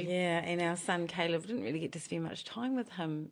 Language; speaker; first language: English; native; English